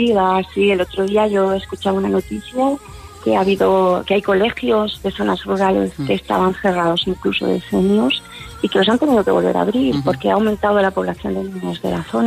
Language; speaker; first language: Spanish; native; Spanish